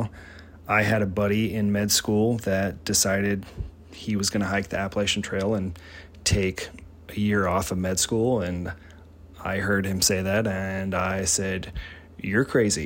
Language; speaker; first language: English; native; English